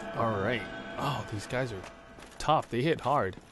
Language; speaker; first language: English; non-native, local second language; Cantonese